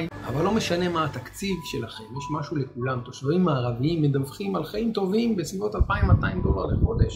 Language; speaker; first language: Hebrew; native; Hebrew